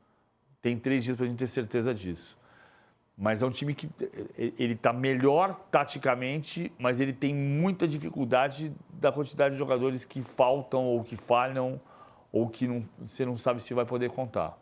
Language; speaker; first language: Portuguese; native; Portuguese